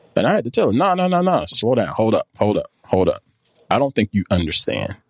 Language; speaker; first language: English; native; English